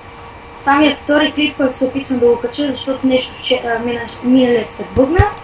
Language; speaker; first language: Bulgarian; native; Bulgarian